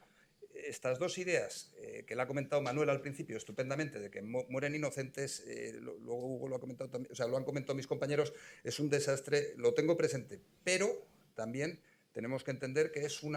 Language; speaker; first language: Spanish; native; Spanish